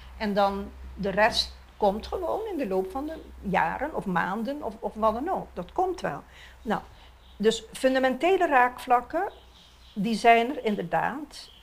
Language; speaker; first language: Dutch; non-native, local second language; Papiamento